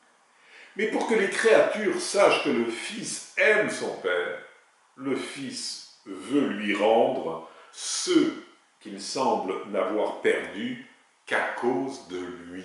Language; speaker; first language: French; native; French